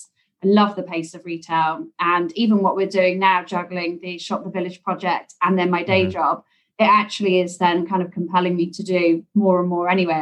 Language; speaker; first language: English; native; English